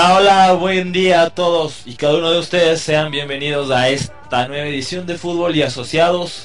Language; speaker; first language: Spanish; native; Spanish